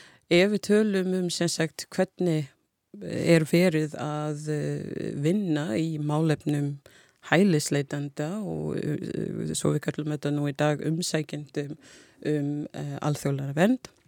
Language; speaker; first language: Icelandic; non-native, fluent; English